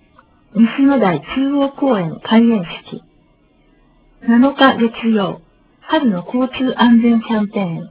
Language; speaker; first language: Japanese; native; Japanese